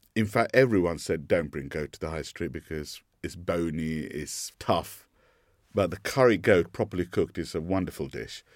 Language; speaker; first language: English; non-native, local second language; Sinhala